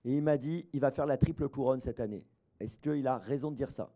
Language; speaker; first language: French; native; French